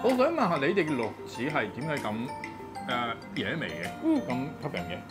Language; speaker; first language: Cantonese; non-native, fluent; Japanese